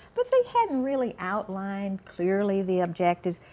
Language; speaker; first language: English; native; English